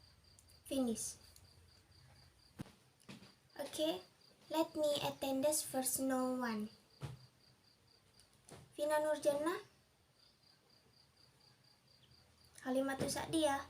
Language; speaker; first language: English; non-native, learner; Indonesian